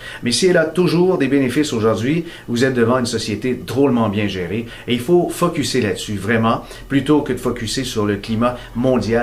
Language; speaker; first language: French; native; French